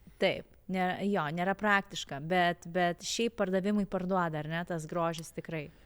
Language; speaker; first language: Lithuanian; native; Lithuanian